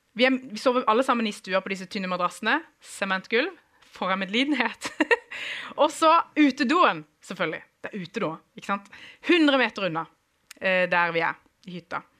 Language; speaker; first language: Norwegian; early bilingual, other home language; Kurdish